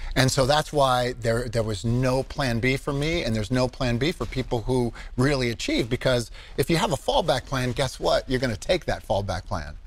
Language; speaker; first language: English; native; English